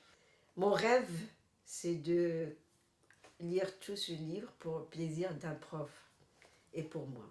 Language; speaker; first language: French; non-native, local second language; Arabic